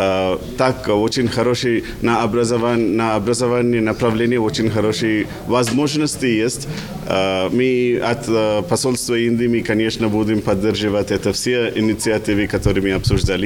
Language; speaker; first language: Russian; non-native, learner; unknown